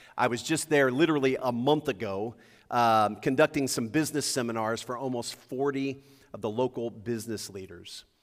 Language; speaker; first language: English; native; English